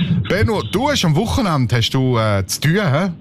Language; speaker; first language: German; native; German